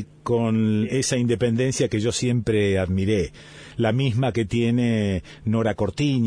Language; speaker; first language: Spanish; native; Spanish